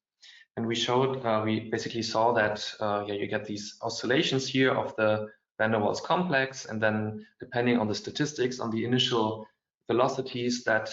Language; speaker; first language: English; non-native, fluent; German